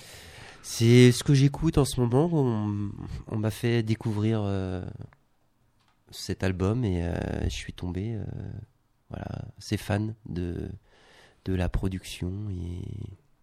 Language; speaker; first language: French; native; French